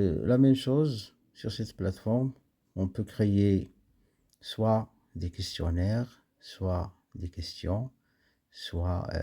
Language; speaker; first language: French; non-native, local second language; Arabic